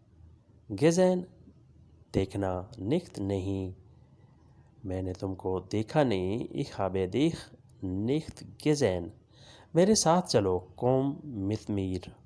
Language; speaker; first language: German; non-native, fluent; Urdu